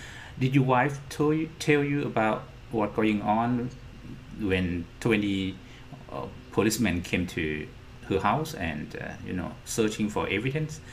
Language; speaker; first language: English; non-native, fluent; Thai